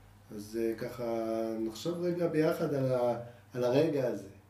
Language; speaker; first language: Hebrew; native; Hebrew